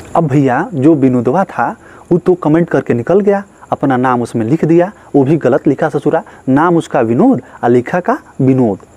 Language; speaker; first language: Hindi; native; Hindi